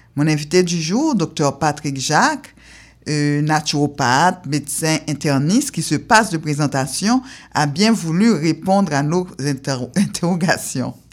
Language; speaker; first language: French; non-native, local second language; Haitian Creole